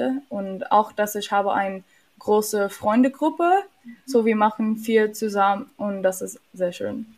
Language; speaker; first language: German; non-native, learner; English